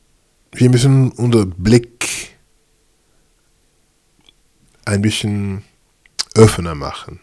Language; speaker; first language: German; non-native, fluent; French